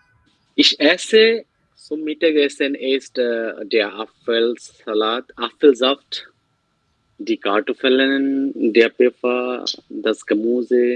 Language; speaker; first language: German; non-native, learner; Bangla